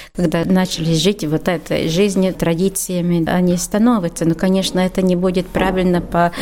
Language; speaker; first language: Russian; non-native, learner; Latvian